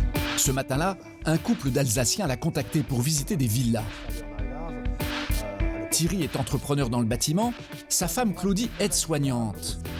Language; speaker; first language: French; native; French